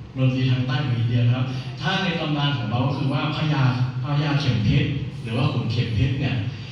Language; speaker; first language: Thai; native; Thai